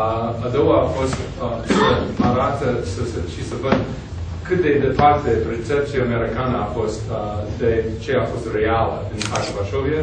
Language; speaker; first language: Romanian; non-native, fluent; English